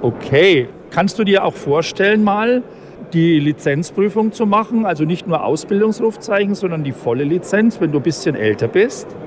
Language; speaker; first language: German; native; German